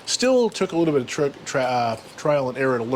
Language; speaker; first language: English; native; English